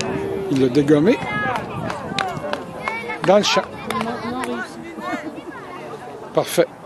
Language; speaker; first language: French; native; French